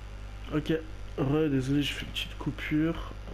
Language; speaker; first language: French; native; French